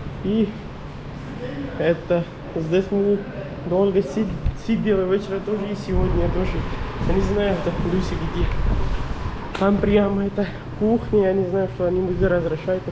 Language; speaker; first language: Russian; non-native, learner; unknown